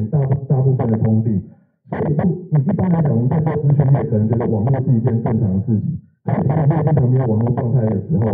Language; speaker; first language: Chinese; native; Chinese